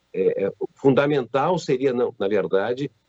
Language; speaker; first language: Portuguese; native; Portuguese